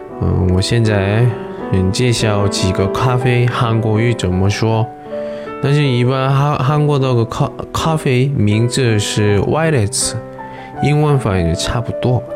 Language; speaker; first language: Chinese; non-native, learner; Korean